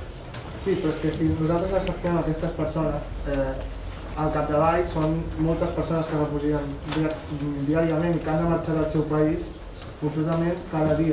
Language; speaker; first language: Catalan; native; Catalan